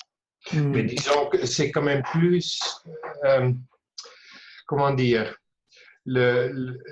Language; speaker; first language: French; non-native, fluent; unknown